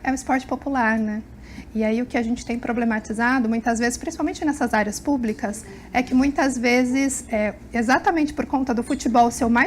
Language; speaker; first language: Portuguese; native; Portuguese